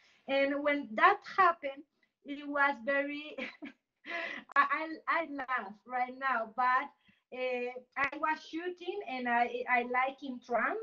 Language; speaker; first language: English; non-native, learner; Spanish